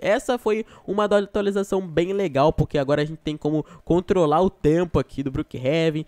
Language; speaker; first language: Portuguese; native; Portuguese